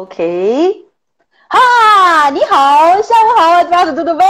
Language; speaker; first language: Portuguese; non-native, fluent; Chinese